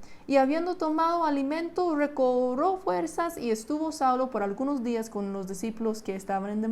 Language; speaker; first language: Spanish; non-native, fluent; English